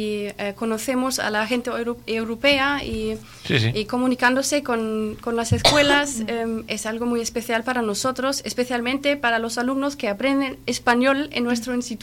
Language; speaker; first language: Spanish; non-native, fluent; German